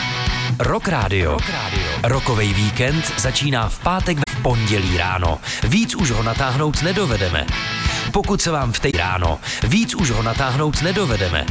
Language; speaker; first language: Czech; native; Czech